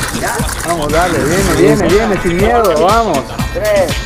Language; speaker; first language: Spanish; native; Spanish